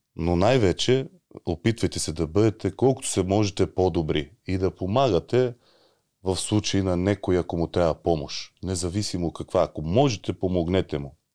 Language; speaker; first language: Bulgarian; native; Bulgarian